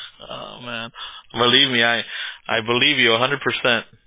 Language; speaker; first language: English; early bilingual, other home language; Spanish